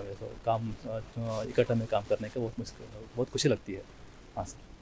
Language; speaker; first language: Hindi; non-native, local second language; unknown